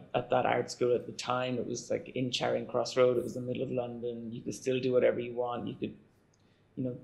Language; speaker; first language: English; native; English